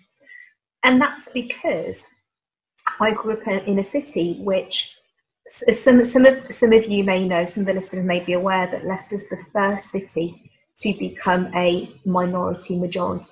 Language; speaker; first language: English; native; English